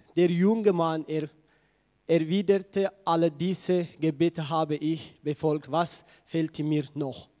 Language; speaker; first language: German; non-native, learner; Tigrinya